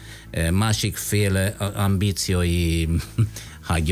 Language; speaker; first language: Hungarian; non-native, fluent; Italian